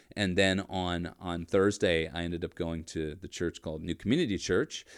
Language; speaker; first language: English; native; English